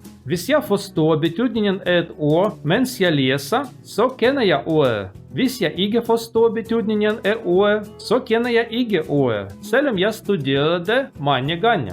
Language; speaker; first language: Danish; non-native, learner; Russian